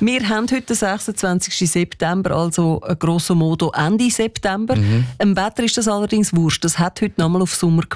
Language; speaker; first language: German; native; German